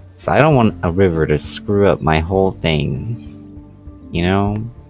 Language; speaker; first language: English; native; English